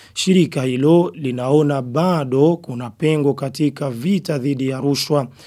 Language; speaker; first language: Swahili; non-native, local second language; Rundi